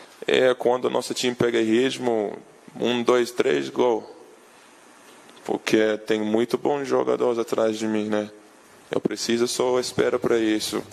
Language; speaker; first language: Portuguese; non-native, learner; English